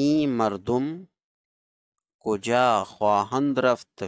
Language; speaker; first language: Persian; non-native, fluent; Urdu